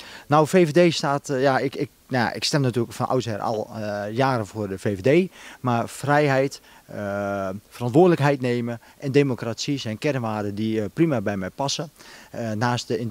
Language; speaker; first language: Dutch; native; Dutch